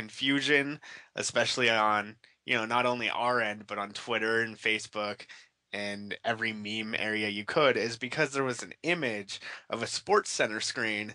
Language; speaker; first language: English; native; English